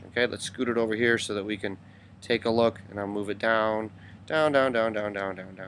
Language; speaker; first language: English; native; English